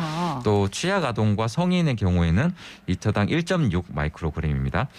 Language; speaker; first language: Korean; native; Korean